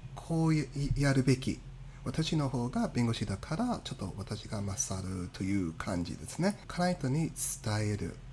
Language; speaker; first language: Japanese; non-native, fluent; English